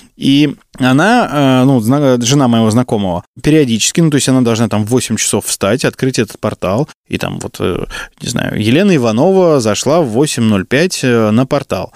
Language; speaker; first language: Russian; native; Russian